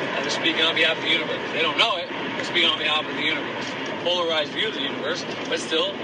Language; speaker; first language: English; native; English